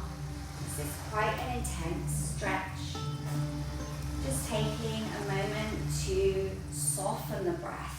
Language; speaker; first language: English; native; English